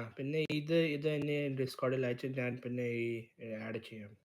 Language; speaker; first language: Malayalam; early bilingual, heritage; Malayalam